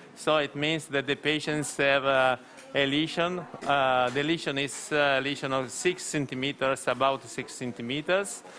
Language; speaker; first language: English; non-native, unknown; Italian